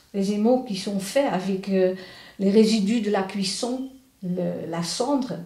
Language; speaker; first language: French; non-native, fluent; Dutch